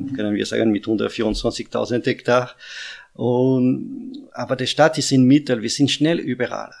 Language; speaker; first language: German; non-native, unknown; French